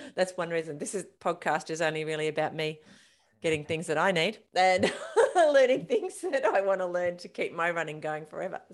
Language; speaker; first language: English; native; English